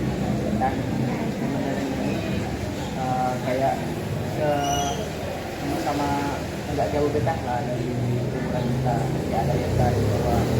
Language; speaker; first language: Indonesian; non-native, local second language; Minangkabau